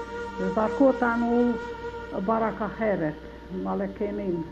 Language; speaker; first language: Hebrew; non-native, learner; Hungarian